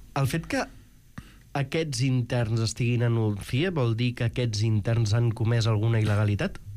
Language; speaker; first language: Catalan; native; Catalan